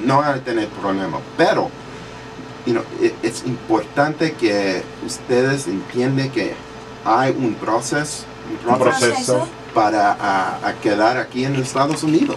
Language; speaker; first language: Spanish; early bilingual, heritage; English